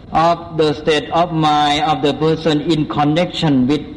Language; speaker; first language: English; non-native, fluent; Thai